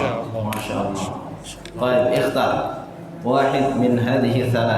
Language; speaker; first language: Arabic; non-native, fluent; Indonesian